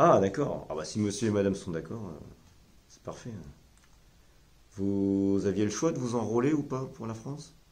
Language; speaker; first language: French; native; French